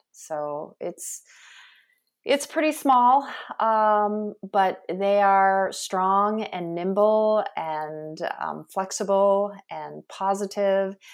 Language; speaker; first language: English; early bilingual, other home language; Korean